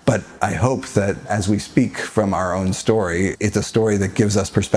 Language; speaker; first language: English; native; English